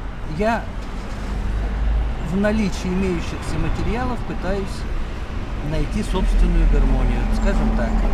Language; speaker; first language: Russian; native; Russian